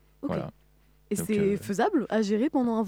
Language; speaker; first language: French; native; French